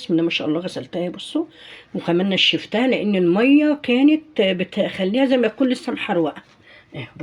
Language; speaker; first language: Arabic; native; Arabic